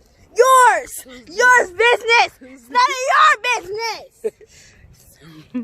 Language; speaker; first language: English; native; English